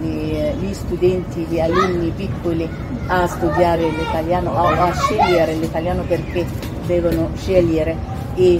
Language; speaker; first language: Italian; non-native, fluent; Arabic